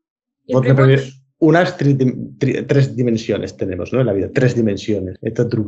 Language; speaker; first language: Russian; non-native, learner; Spanish